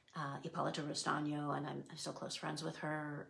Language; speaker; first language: English; native; English